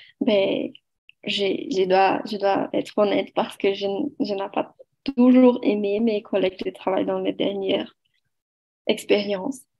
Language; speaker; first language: French; non-native, learner; Portuguese